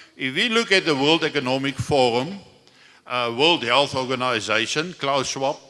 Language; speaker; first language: English; non-native, local second language; Afrikaans